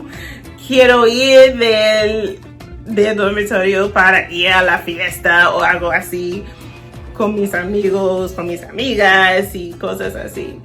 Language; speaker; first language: Spanish; non-native, learner; English